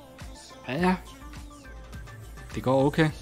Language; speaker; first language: Danish; native; Danish